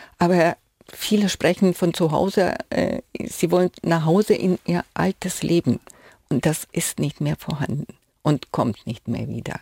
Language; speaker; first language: German; non-native, fluent; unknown